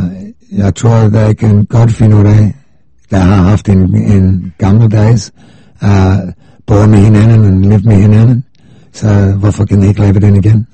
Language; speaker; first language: Danish; non-native, fluent; English